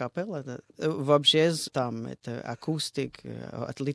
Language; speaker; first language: Russian; non-native, fluent; English